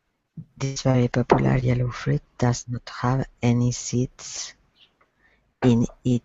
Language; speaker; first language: English; non-native, learner; Spanish